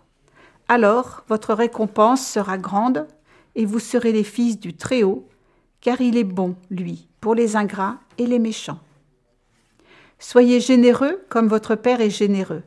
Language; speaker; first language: French; native; French